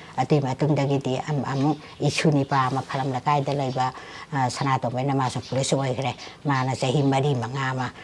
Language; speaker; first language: Manipuri; native; Manipuri